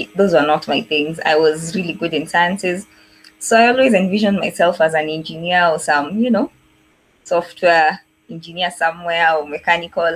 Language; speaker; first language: English; non-native, local second language; Swahili